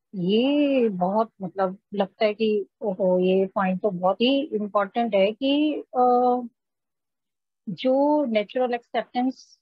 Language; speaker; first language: Hindi; native; Hindi